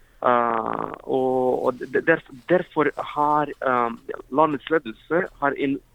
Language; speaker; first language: Norwegian; non-native, fluent; Ukrainian